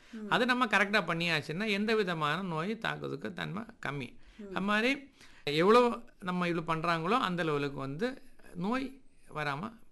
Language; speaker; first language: Tamil; native; Tamil